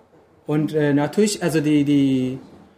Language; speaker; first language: German; non-native, fluent; Kurdish